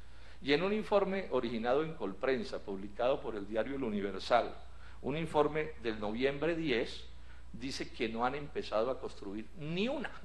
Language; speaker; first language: Spanish; native; Spanish